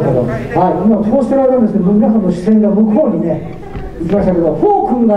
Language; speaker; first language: Japanese; native; Japanese